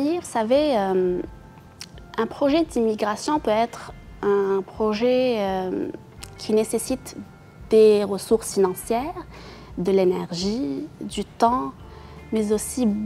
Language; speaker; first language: French; non-native, local second language; Arabic